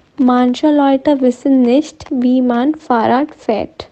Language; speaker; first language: German; non-native, learner; Hindi